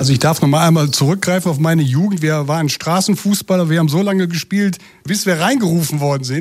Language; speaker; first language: German; native; German